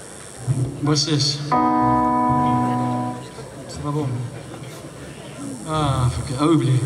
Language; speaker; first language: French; non-native, learner; English